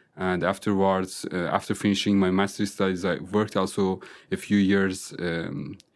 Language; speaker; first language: English; non-native, fluent; Azerbaijani